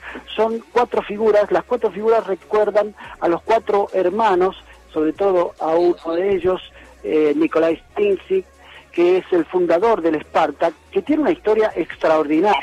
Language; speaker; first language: Spanish; native; Spanish